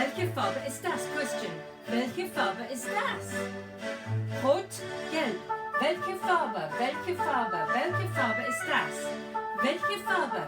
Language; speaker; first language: German; non-native, fluent; English